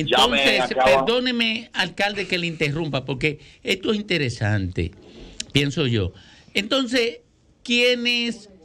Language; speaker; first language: Spanish; native; Spanish